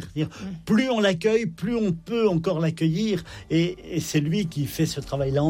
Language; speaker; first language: French; native; French